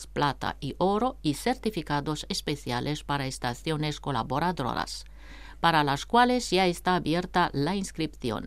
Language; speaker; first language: Spanish; non-native, fluent; Romanian